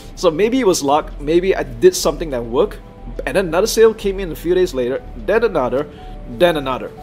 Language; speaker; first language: English; non-native, local second language; Chinese